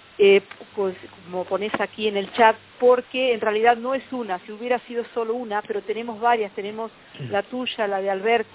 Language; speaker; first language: Spanish; native; Spanish